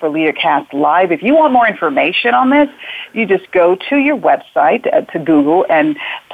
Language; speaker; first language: English; native; English